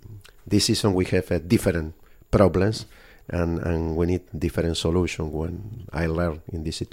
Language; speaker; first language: English; non-native, fluent; Spanish